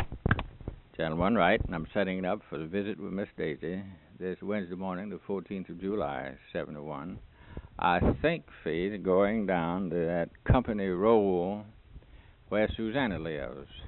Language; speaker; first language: English; native; English